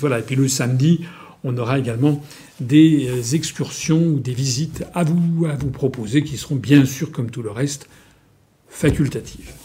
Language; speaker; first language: French; native; French